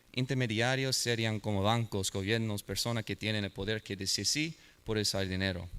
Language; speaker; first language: Spanish; non-native, learner; English